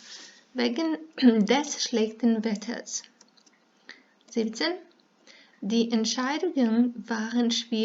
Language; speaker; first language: German; non-native, fluent; Serbian